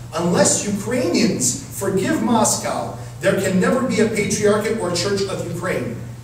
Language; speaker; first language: English; early bilingual, other home language; Ukrainian